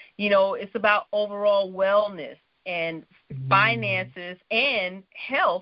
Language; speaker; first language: English; native; English